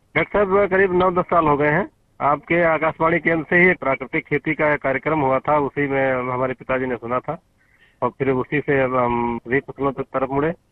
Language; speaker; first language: Hindi; native; Hindi